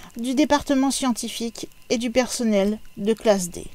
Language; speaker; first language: French; native; French